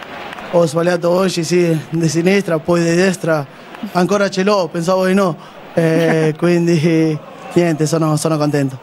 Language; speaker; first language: Italian; non-native, fluent; Spanish